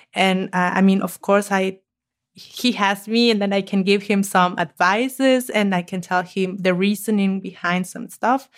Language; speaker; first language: English; non-native, fluent; Spanish